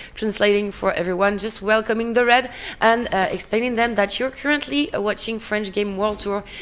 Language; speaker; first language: English; non-native, fluent; French